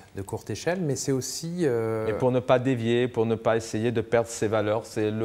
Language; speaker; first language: French; native; French